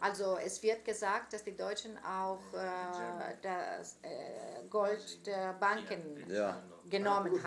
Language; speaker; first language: German; non-native, fluent; Greek